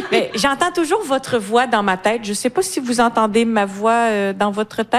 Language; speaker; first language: French; native; French